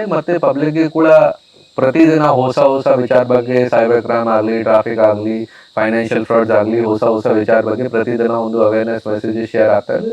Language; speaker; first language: Kannada; non-native, local second language; Hindi